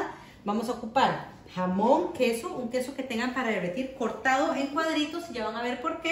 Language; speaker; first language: Spanish; native; Spanish